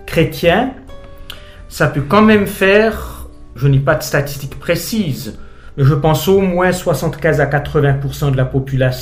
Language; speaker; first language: French; native; French